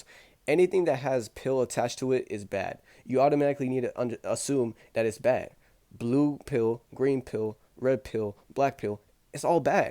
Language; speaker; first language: English; native; English